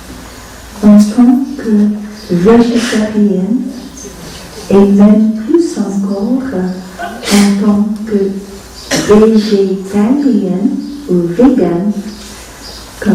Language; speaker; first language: French; non-native, fluent; Vietnamese